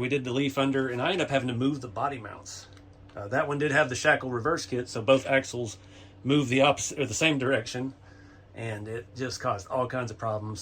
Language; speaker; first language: English; native; English